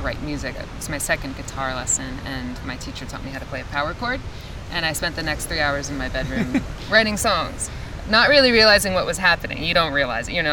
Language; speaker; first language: English; native; English